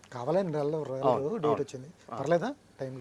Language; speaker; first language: Telugu; native; Telugu